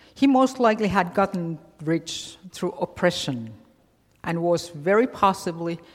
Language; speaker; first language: English; non-native, fluent; Finnish